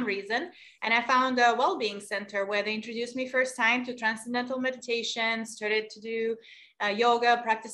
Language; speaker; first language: English; non-native, fluent; Russian